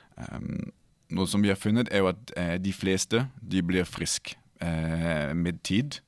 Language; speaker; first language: Norwegian; non-native, fluent; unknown